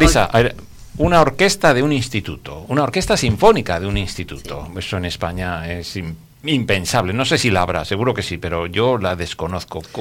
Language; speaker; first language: Spanish; native; Spanish